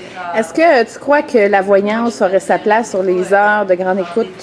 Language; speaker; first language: French; native; French